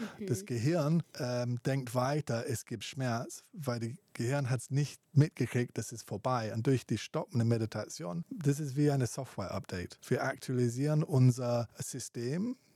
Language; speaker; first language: German; non-native, fluent; English